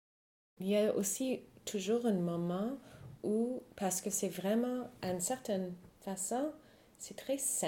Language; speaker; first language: French; non-native, fluent; English